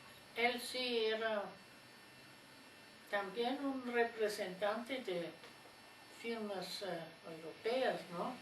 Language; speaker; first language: Spanish; non-native, fluent; German